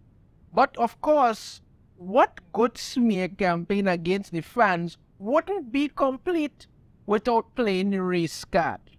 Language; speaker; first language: English; native; English